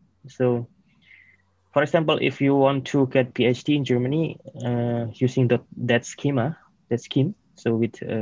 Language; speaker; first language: English; non-native, fluent; Indonesian